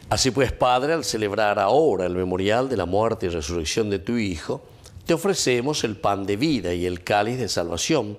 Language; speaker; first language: Spanish; native; Spanish